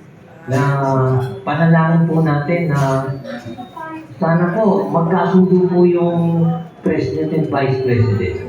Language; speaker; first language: Filipino; native; Filipino